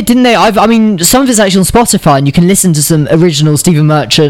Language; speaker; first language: English; native; English